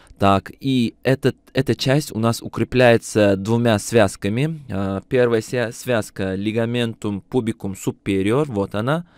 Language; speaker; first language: Russian; non-native, local second language; Uzbek